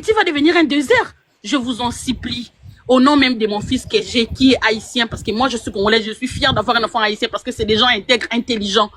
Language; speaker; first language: French; non-native, local second language; Lingala